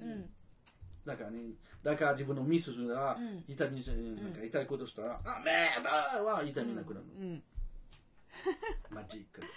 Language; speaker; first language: Japanese; non-native, fluent; French